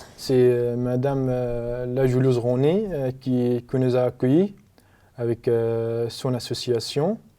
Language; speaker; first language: French; non-native, fluent; Arabic